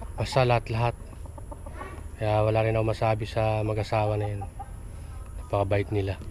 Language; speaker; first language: Filipino; non-native, local second language; Cebuano